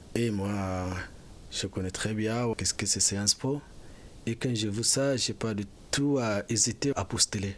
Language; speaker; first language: French; non-native, fluent; Arabic